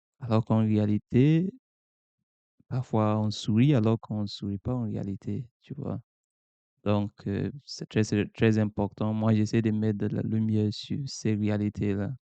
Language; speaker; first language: French; non-native, fluent; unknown